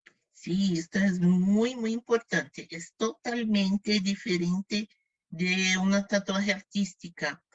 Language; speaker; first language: Spanish; non-native, fluent; Portuguese